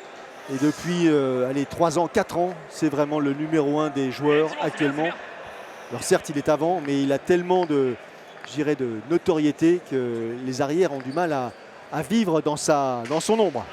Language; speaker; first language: French; native; French